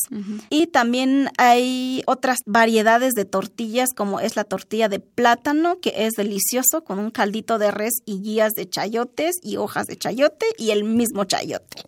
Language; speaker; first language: Spanish; non-native, local second language; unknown